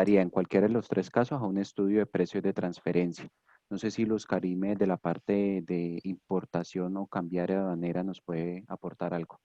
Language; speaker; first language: Spanish; native; Spanish